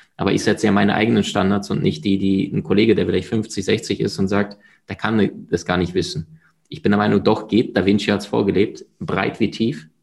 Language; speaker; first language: German; early bilingual, other home language; Russian